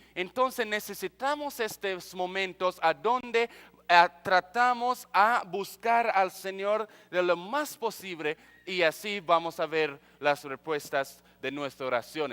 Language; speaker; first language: Spanish; non-native, fluent; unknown